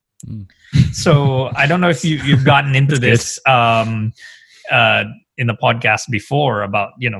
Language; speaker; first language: English; non-native, local second language; Filipino